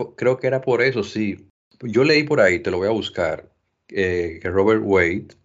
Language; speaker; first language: Spanish; native; Spanish